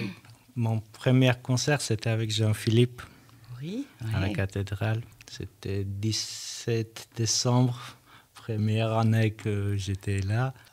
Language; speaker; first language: French; non-native, learner; Armenian